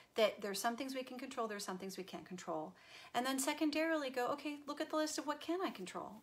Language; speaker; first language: English; native; English